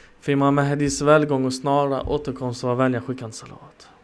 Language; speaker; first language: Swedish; non-native, fluent; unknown